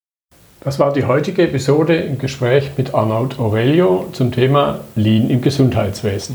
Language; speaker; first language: German; native; German